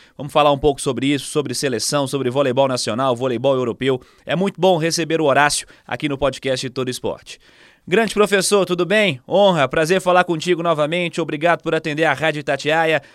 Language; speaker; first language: Portuguese; native; Portuguese